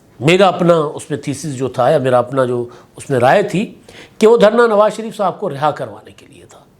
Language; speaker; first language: Urdu; non-native, local second language; Sindhi